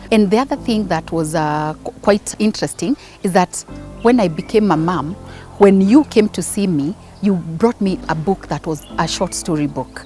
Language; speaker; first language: English; non-native, local second language; Kikuyu